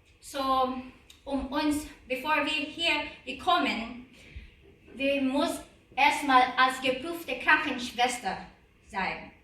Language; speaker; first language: German; non-native, learner; Filipino